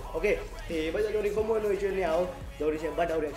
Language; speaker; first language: Vietnamese; non-native, learner; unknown